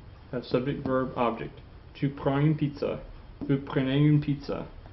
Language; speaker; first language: French; non-native, fluent; English